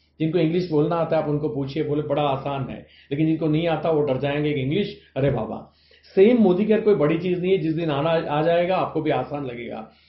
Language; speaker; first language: Hindi; non-native, local second language; Gujarati